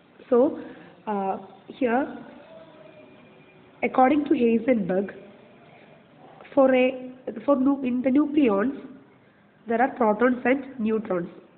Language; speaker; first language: English; non-native, local second language; Malayalam